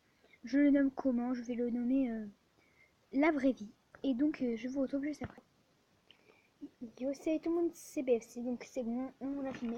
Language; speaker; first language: French; native; French